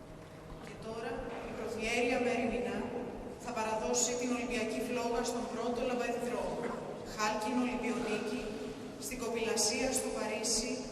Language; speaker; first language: Greek; native; Greek